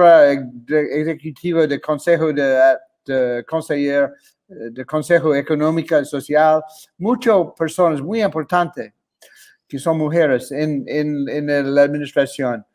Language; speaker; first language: Spanish; non-native, fluent; English